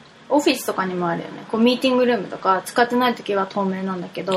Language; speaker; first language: Japanese; early bilingual, heritage; Japanese